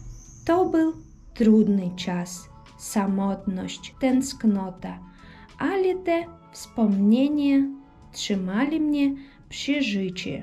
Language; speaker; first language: Polish; early bilingual, heritage; Polish